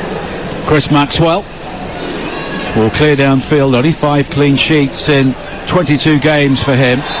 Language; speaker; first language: English; native; English